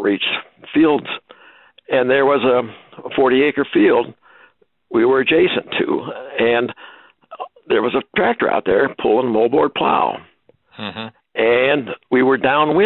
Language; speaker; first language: English; native; English